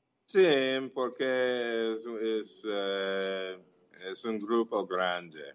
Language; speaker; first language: Portuguese; non-native, learner; English